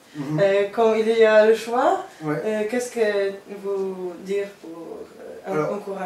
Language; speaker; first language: French; non-native, learner; Polish